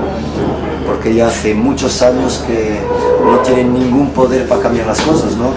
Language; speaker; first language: Spanish; early bilingual, heritage; Spanish